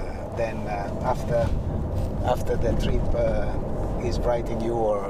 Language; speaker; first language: English; non-native, learner; Italian